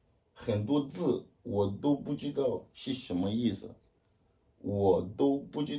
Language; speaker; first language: Chinese; non-native, learner; French